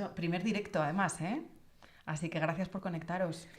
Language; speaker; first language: Spanish; native; Spanish